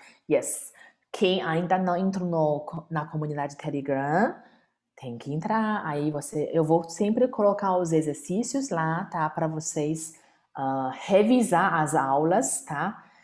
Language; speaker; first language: Portuguese; non-native, fluent; Chinese